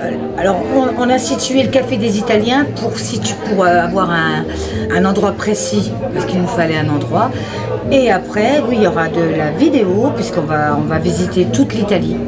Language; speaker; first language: French; early bilingual, other home language; Italian